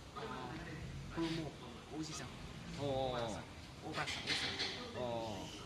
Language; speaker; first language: Japanese; non-native, learner; Vietnamese